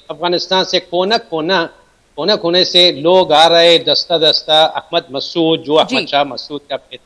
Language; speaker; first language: Hindi; non-native, fluent; Persian